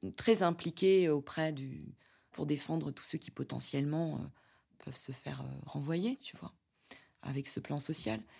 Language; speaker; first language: French; native; French